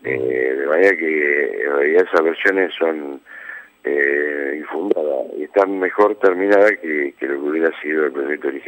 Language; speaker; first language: Spanish; native; Spanish